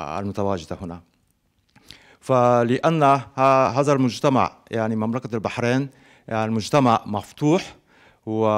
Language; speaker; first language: Arabic; non-native, fluent; Japanese